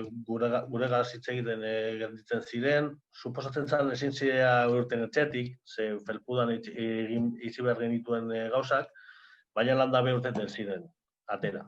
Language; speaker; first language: Basque; non-native, local second language; Spanish